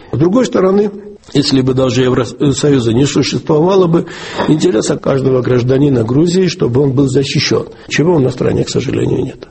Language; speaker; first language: Russian; non-native, local second language; Georgian